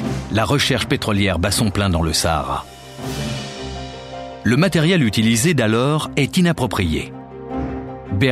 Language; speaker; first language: French; native; French